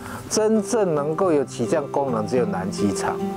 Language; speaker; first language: Chinese; native; Chinese